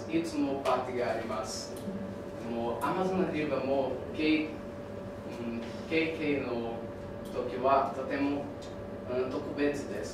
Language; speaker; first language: Japanese; non-native, learner; Portuguese